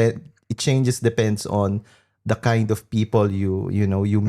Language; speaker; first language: English; non-native, local second language; Filipino